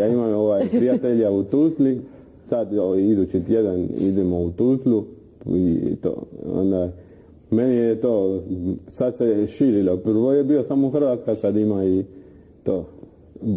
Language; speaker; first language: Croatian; non-native, fluent; Spanish